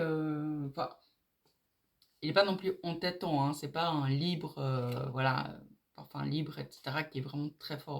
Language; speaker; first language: French; native; French